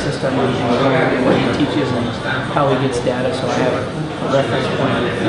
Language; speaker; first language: English; native; English